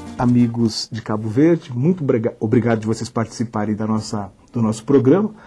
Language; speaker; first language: Portuguese; native; Portuguese